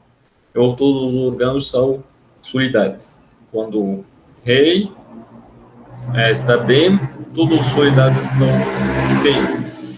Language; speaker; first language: Portuguese; non-native, learner; Arabic